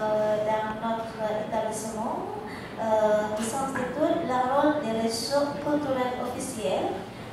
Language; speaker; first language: French; non-native, fluent; Indonesian